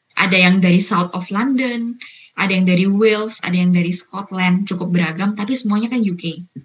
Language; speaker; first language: Indonesian; native; Indonesian